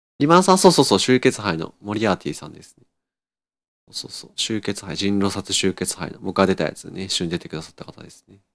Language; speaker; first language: Japanese; native; Japanese